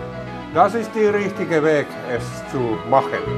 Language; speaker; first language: German; non-native, learner; Finnish